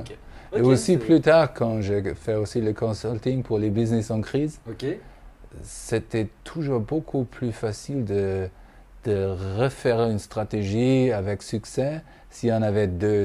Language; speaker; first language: French; non-native, fluent; German